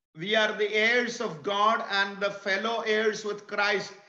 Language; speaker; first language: English; non-native, local second language; Malayalam